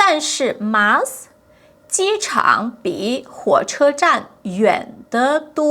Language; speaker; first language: Chinese; non-native, fluent; Portuguese